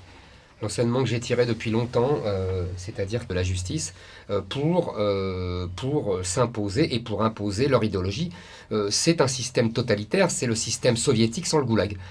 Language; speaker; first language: French; native; French